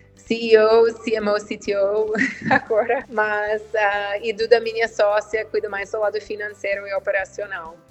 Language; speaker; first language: Portuguese; non-native, fluent; English